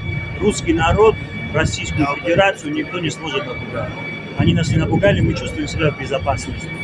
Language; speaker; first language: Russian; native; Russian